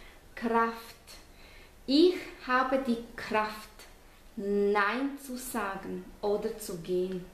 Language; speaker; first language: German; non-native, fluent; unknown